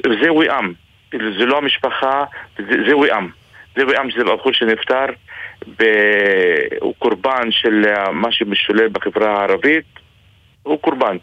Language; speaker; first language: Hebrew; non-native, local second language; Arabic